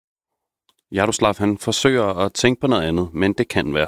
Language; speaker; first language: Danish; native; Danish